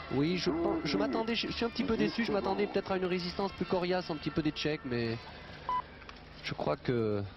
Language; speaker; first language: French; native; French